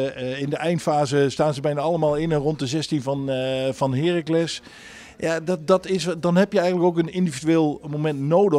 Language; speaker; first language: Dutch; native; Dutch